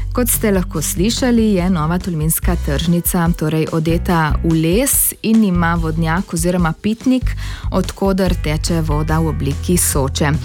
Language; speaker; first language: Slovenian; native; Slovenian